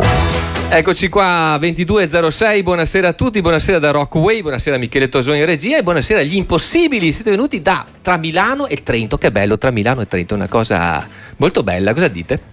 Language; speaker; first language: Italian; native; Italian